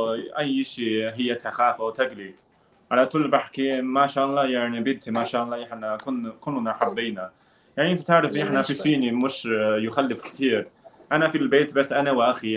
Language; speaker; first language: Arabic; non-native, learner; Chinese